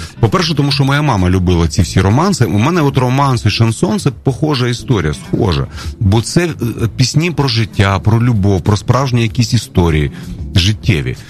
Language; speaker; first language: Ukrainian; non-native, local second language; Russian